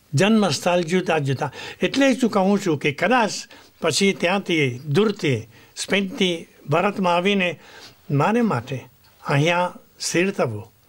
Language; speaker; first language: Gujarati; non-native, fluent; Spanish